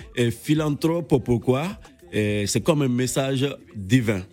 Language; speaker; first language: French; non-native, local second language; Bambara